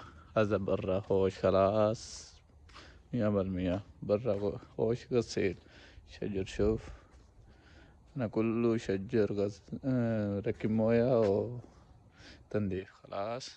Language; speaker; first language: Arabic; non-native, learner; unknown